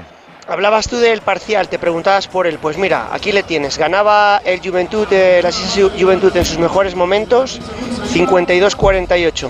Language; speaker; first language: Spanish; native; Spanish